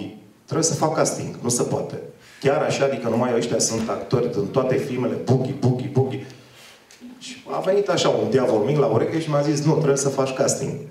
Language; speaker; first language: Romanian; native; Romanian